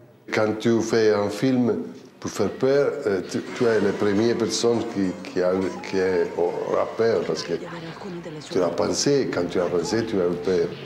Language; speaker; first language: French; non-native, fluent; Italian